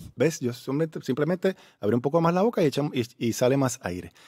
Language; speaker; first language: Spanish; native; Spanish